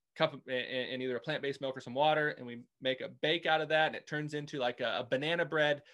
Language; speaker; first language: English; native; English